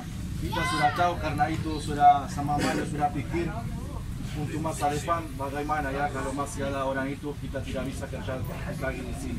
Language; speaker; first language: Indonesian; non-native, learner; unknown